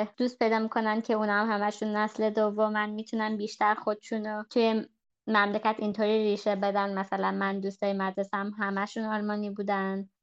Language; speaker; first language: Persian; early bilingual, heritage; Persian